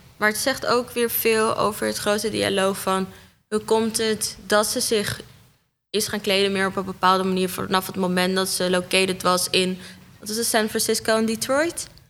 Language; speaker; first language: Dutch; native; Dutch